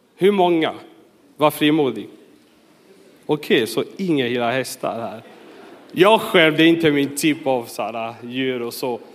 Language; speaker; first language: Swedish; non-native, fluent; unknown